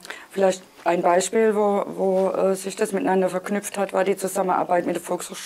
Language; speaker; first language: German; native; German